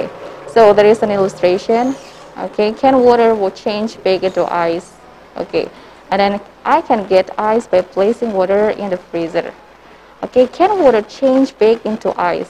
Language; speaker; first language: English; non-native, learner; Indonesian